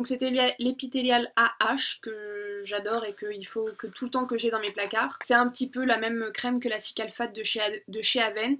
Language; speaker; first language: French; native; French